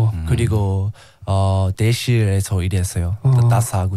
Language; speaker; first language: Korean; non-native, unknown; English